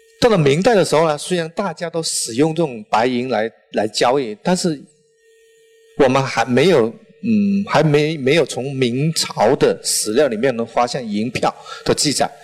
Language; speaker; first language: Chinese; non-native, local second language; Min Nan Chinese